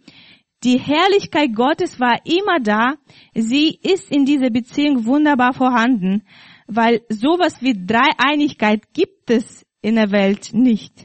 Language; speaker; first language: German; non-native, fluent; Russian